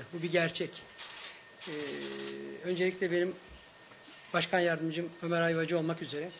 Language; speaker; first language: Turkish; native; Turkish